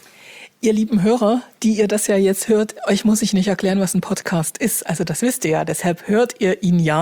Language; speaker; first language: German; native; German